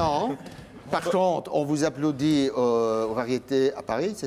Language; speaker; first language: French; native; French